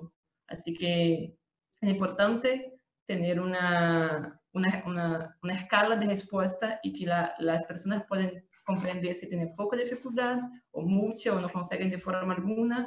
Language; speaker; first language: Spanish; non-native, fluent; Portuguese